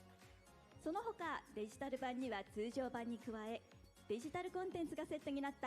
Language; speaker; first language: Japanese; native; Japanese